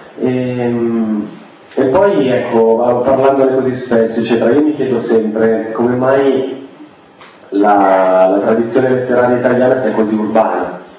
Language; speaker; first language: Italian; native; Italian